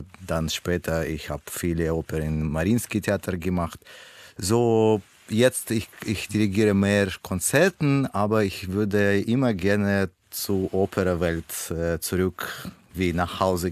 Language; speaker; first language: German; non-native, learner; Russian